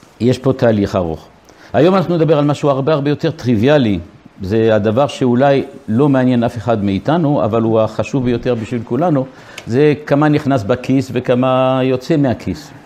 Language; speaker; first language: Hebrew; non-native, fluent; French